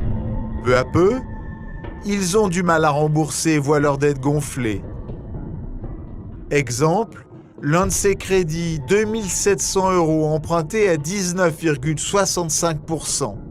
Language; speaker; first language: French; native; French